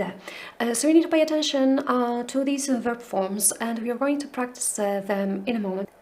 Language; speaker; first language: English; non-native, fluent; Polish